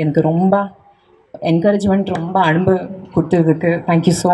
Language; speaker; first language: Tamil; non-native, learner; Kannada